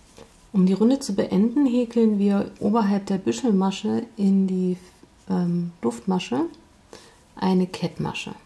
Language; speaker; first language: German; native; German